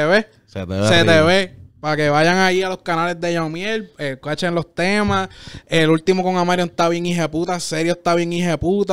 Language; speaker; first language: Spanish; native; Spanish